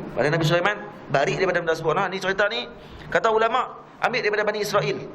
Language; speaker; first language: Malay; native; Malay